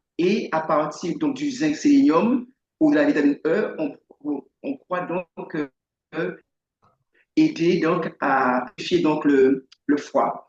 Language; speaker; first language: French; native; French